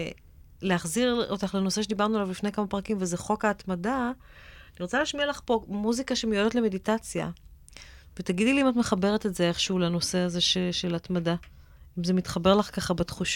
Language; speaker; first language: Hebrew; native; Hebrew